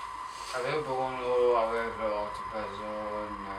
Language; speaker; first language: French; non-native, learner; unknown